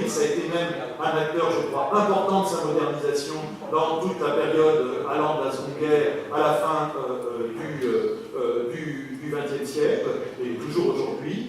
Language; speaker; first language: French; native; French